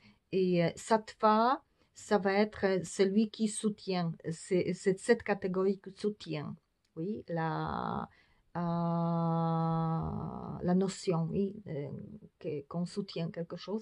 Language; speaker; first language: French; non-native, fluent; Polish